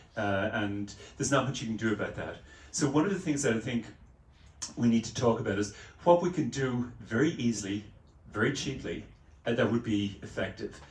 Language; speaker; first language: English; native; English